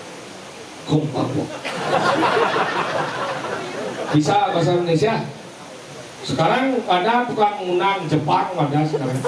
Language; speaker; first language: Indonesian; non-native, local second language; Balinese